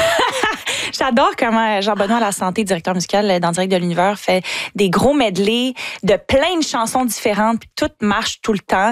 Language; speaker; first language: French; native; French